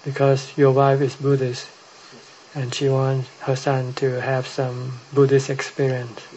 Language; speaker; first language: English; non-native, fluent; Thai